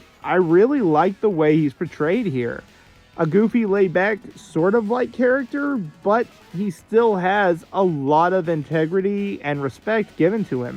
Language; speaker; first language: English; native; English